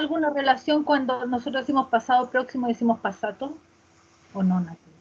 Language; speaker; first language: Spanish; native; Spanish